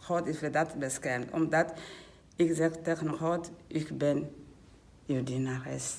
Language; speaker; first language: Dutch; non-native, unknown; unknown